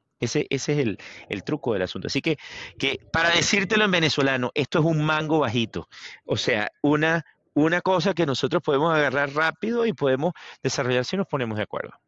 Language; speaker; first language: Spanish; native; Spanish